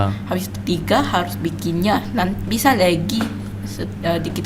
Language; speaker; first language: Indonesian; non-native, local second language; English